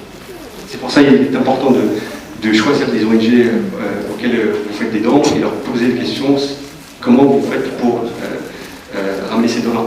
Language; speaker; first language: French; native; French